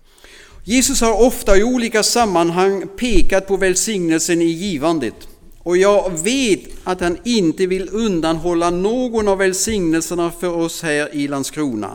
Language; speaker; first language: Swedish; non-native, fluent; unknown